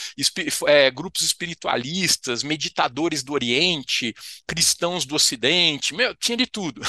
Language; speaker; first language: Portuguese; native; Portuguese